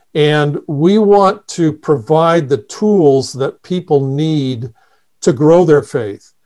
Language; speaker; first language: English; native; English